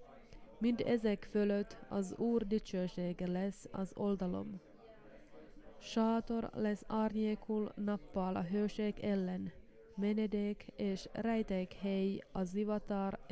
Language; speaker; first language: Hungarian; non-native, fluent; Finnish